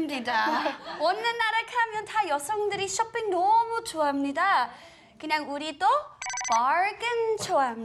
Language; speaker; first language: Korean; non-native, learner; English